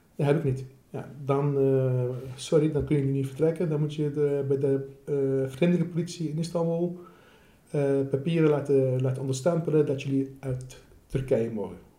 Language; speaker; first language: Dutch; non-native, fluent; Assyrian Neo-Aramaic